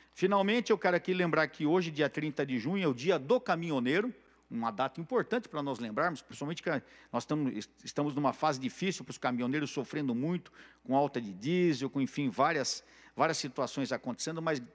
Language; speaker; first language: Portuguese; native; Portuguese